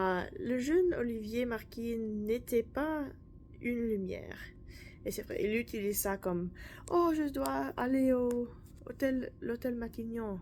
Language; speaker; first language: French; non-native, learner; English